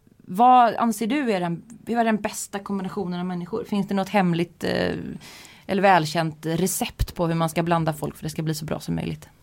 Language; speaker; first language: Swedish; native; Swedish